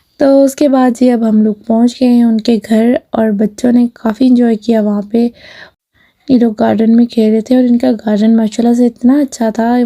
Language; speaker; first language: Urdu; native; Urdu